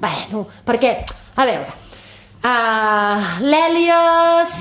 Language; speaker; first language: Catalan; native; Catalan